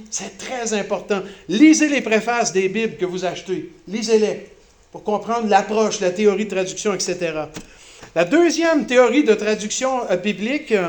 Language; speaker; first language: French; native; French